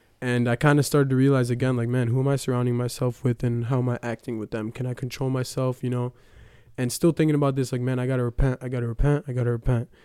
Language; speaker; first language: English; early bilingual, other home language; Ukrainian